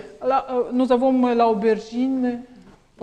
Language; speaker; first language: French; non-native, learner; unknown